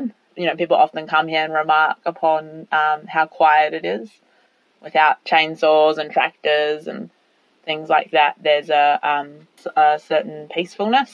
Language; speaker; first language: English; native; English